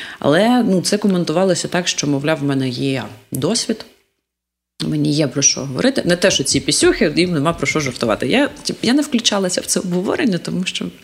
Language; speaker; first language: Ukrainian; non-native, local second language; Russian